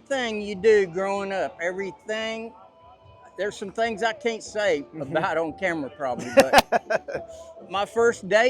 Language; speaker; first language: English; native; English